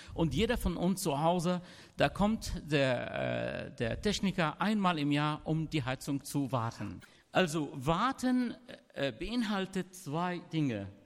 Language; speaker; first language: German; non-native, fluent; Arabic